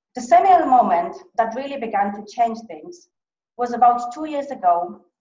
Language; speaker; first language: English; non-native, fluent; Polish